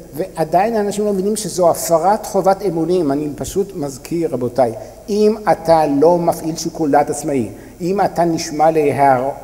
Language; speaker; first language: Hebrew; native; Hebrew